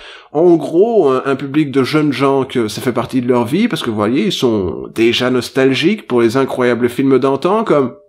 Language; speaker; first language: French; native; French